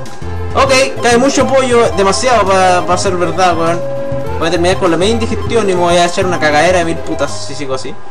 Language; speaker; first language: Spanish; native; Spanish